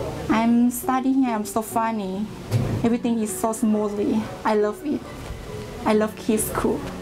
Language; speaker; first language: English; non-native, learner; Thai